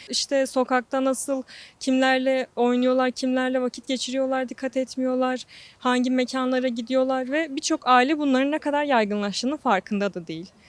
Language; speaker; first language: Turkish; non-native, local second language; Kurdish